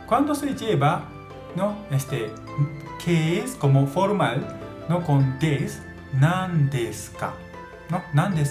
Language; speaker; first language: Spanish; non-native, learner; Japanese